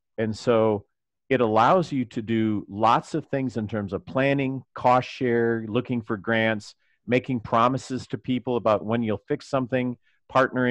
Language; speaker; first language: English; native; English